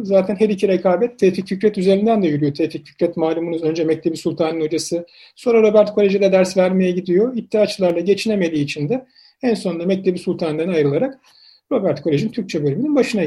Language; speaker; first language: Turkish; native; Turkish